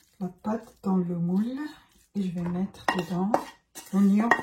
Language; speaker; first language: French; non-native, local second language; Arabic